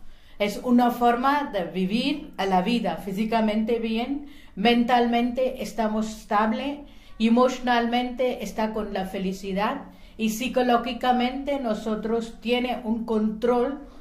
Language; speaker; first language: Spanish; non-native, learner; Hindi